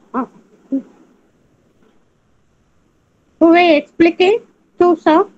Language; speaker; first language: French; non-native, learner; Tamil